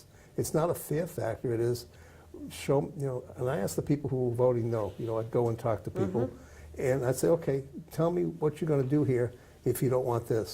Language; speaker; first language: English; native; English